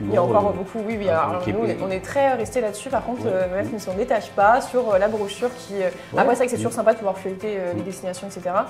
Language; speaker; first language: French; native; French